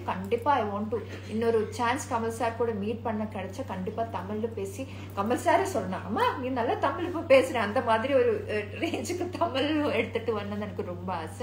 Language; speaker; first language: Tamil; non-native, learner; Malayalam